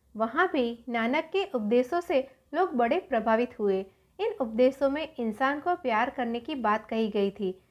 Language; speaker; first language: Hindi; non-native, local second language; Gujarati